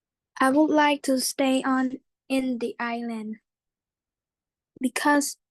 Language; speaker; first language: English; non-native, learner; Khmer